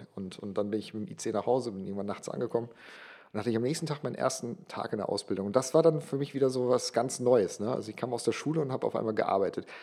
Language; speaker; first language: German; non-native, local second language; English